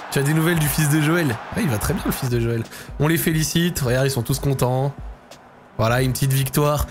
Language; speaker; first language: French; native; French